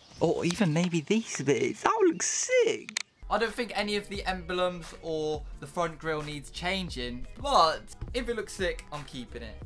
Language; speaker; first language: English; native; English